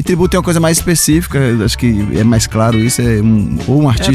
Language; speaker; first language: Portuguese; native; Portuguese